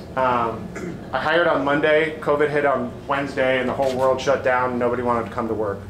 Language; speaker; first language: English; native; English